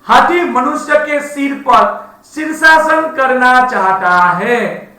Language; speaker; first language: Hindi; non-native, local second language; Gujarati